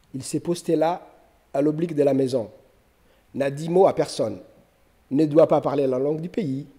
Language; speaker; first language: French; non-native, local second language; Somali